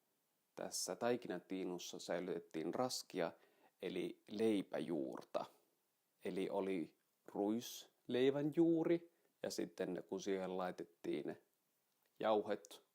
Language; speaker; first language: Finnish; native; Finnish